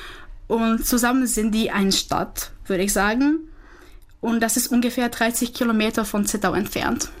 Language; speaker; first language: German; non-native, fluent; Czech